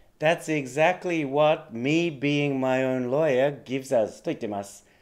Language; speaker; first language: English; native; English